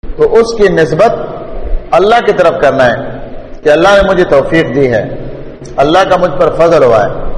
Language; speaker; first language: Urdu; non-native, local second language; Pashto